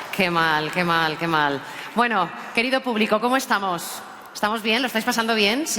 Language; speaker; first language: Spanish; native; Spanish